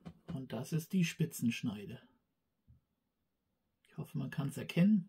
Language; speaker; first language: German; native; German